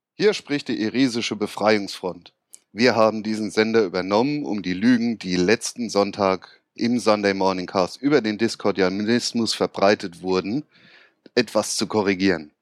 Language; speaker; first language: German; native; German